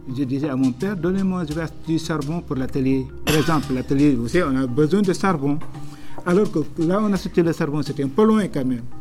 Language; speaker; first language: French; non-native, local second language; Wolof